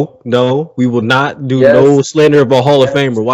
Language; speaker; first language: English; native; English